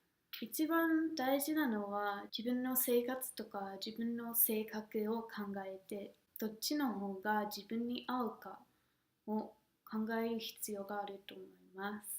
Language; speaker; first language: Japanese; non-native, fluent; English